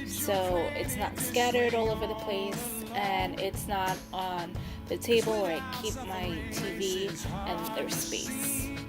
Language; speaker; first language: English; native; English